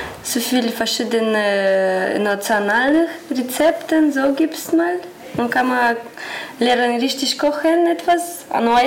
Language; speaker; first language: German; non-native, learner; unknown